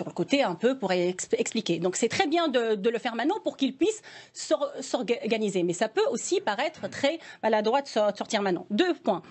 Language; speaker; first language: French; non-native, local second language; Arabic